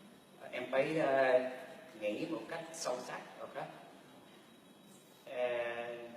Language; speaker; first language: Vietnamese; early bilingual, heritage; Vietnamese